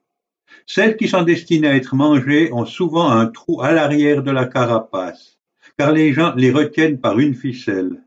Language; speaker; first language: French; native; French